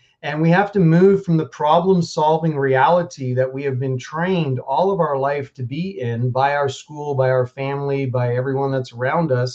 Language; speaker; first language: English; native; English